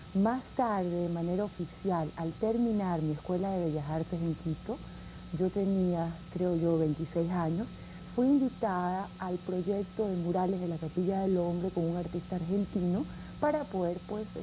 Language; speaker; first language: Spanish; native; Spanish